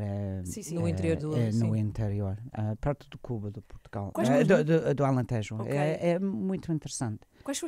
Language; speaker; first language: Portuguese; non-native, learner; English